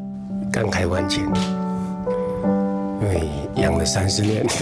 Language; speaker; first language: Chinese; native; Chinese